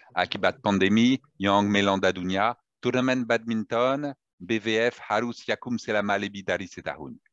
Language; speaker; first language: Indonesian; non-native, learner; French